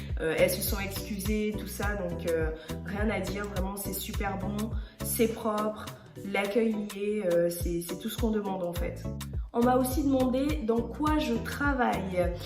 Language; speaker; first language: French; early bilingual, other home language; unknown